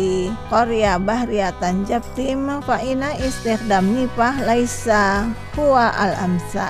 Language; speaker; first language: Arabic; non-native, learner; Indonesian